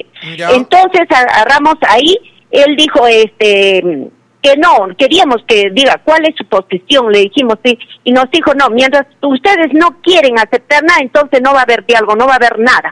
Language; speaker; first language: Spanish; native; Spanish